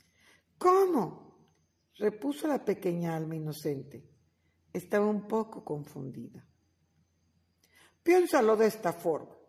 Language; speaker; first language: Spanish; native; Spanish